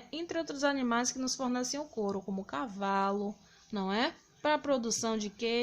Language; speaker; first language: Portuguese; native; Portuguese